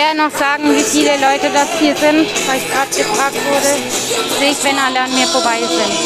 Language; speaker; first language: German; native; German